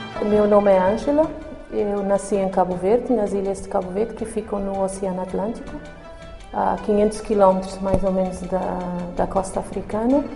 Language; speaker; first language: Portuguese; non-native, local second language; Kabuverdianu